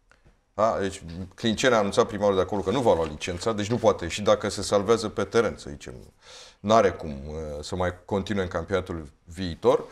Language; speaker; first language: Romanian; native; Romanian